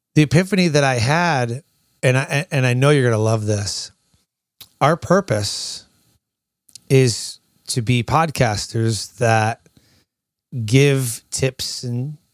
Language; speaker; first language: English; native; English